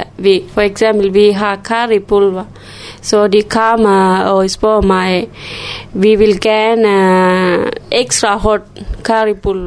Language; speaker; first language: Danish; non-native, learner; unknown